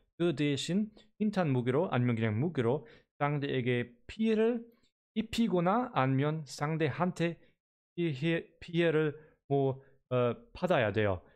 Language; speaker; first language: Korean; non-native, learner; German